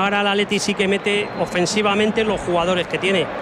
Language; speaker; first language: Spanish; native; Spanish